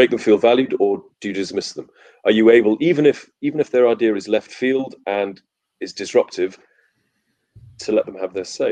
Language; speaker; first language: English; native; English